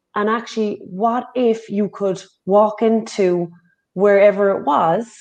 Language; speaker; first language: English; native; English